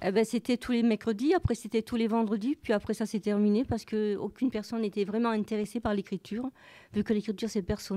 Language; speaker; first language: French; native; French